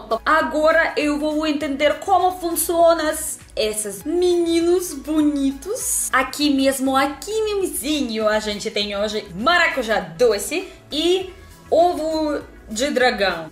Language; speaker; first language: Portuguese; non-native, learner; Russian